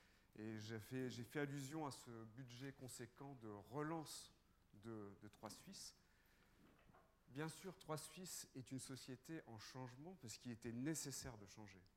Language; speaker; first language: French; native; French